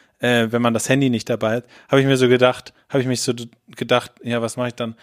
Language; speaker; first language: German; native; German